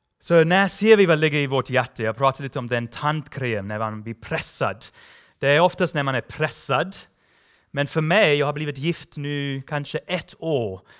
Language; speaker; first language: Swedish; non-native, fluent; English